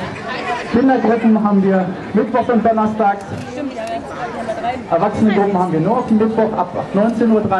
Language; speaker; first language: German; native; German